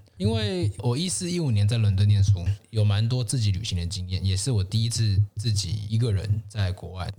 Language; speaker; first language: Chinese; native; Chinese